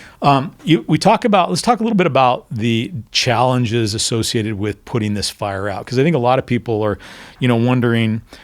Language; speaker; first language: English; native; English